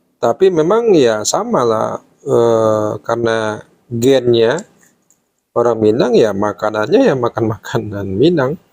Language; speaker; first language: Indonesian; native; Indonesian